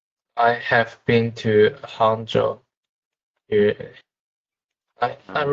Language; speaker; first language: English; non-native, fluent; Chinese